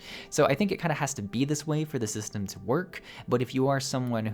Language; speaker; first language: English; native; English